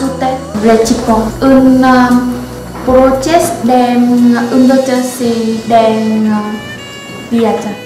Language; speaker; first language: Romanian; non-native, learner; Vietnamese